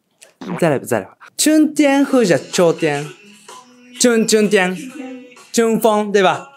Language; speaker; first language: Chinese; non-native, learner; Japanese